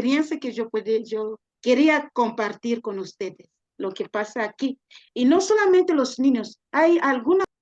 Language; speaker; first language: Spanish; non-native, learner; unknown